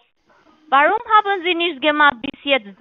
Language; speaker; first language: German; non-native, learner; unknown